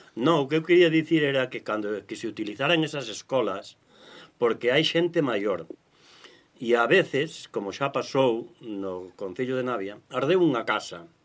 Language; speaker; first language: Galician; native; Galician